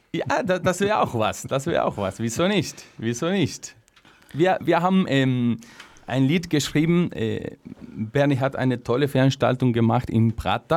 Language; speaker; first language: German; non-native, fluent; Spanish